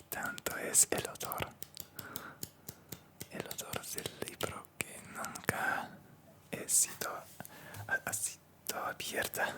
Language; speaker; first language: Spanish; non-native, learner; Russian